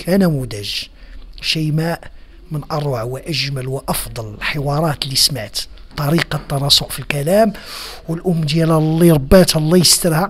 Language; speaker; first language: Arabic; native; Arabic